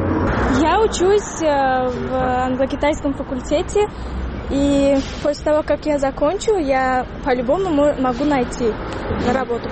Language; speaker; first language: Russian; non-native, local second language; Tajik